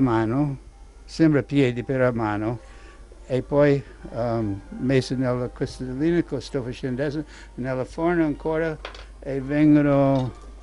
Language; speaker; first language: Italian; non-native, fluent; English